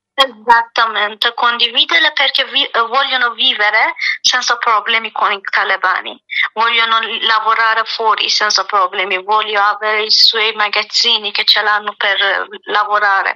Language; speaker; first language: Italian; non-native, learner; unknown